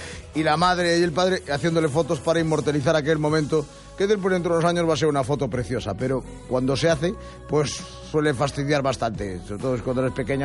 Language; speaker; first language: Spanish; native; Spanish